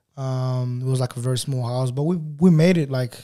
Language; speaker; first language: English; non-native, fluent; Portuguese